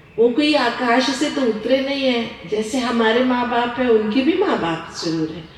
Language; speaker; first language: Hindi; non-native, local second language; Kannada